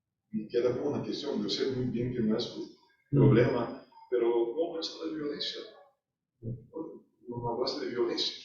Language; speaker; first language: Spanish; non-native, fluent; Portuguese